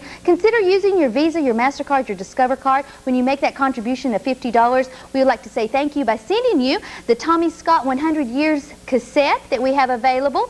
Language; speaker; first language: English; native; English